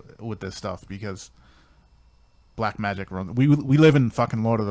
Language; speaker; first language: English; native; English